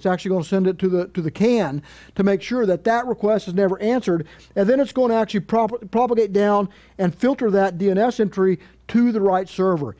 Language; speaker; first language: English; native; English